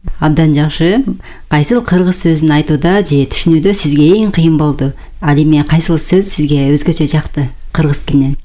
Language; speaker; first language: Kyrgyz; native; Kyrgyz